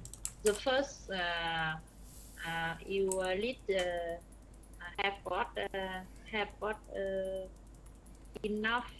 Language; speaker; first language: English; non-native, learner; Vietnamese